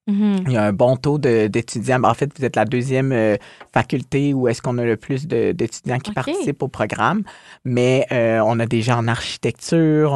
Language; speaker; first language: French; native; French